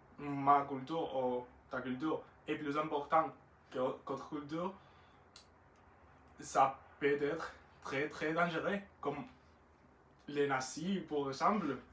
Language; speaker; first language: French; non-native, learner; Spanish